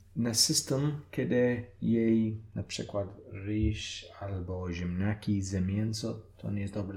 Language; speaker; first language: Polish; non-native, learner; English